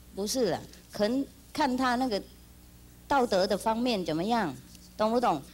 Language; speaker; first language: Chinese; non-native, fluent; Vietnamese